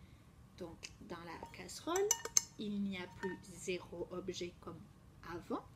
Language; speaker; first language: French; native; French